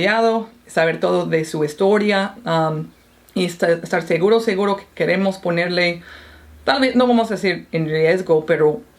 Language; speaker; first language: Spanish; non-native, fluent; English